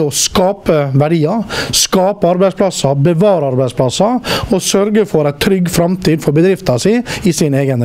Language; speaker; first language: Norwegian; native; Norwegian